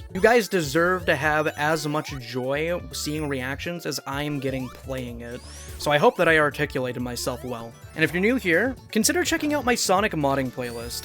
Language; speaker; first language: English; native; English